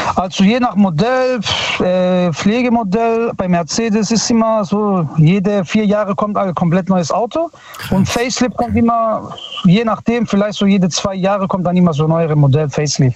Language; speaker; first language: German; early bilingual, other home language; Italian